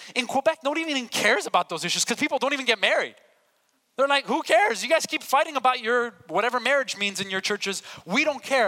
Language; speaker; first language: English; native; English